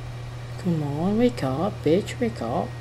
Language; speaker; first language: English; non-native, learner; Indonesian